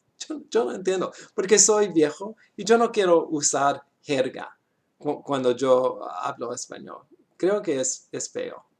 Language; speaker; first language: Spanish; non-native, learner; English